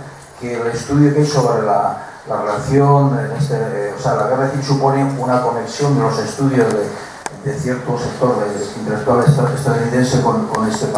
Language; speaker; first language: Spanish; native; Spanish